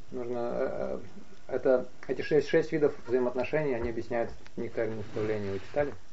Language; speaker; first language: Russian; native; Russian